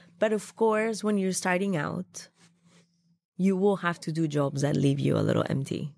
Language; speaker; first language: English; non-native, fluent; Spanish